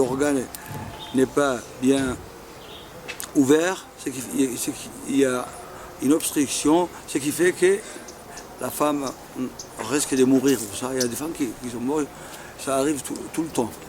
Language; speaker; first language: French; non-native, local second language; Afar